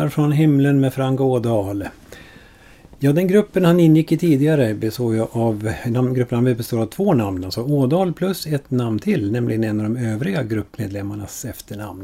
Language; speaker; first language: Swedish; native; Swedish